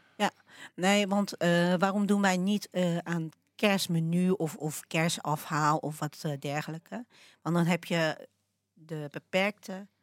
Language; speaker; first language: Dutch; early bilingual, other home language; Cantonese